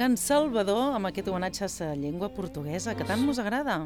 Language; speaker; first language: Catalan; native; Catalan